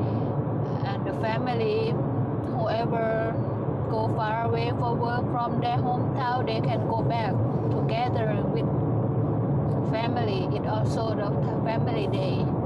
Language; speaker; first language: English; non-native, fluent; Thai